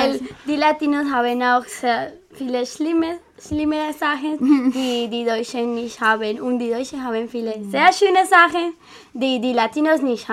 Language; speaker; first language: German; non-native, fluent; Spanish